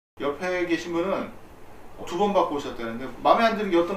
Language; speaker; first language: Korean; native; Korean